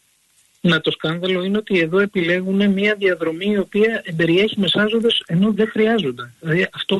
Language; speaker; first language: Greek; native; Greek